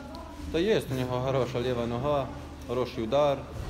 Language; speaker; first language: Ukrainian; non-native, learner; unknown